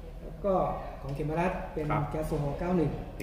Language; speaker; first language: Thai; native; Thai